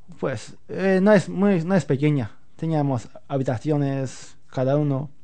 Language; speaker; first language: Spanish; non-native, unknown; Japanese